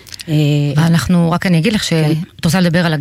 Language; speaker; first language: Hebrew; native; Hebrew